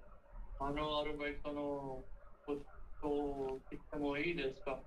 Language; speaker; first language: Japanese; non-native, learner; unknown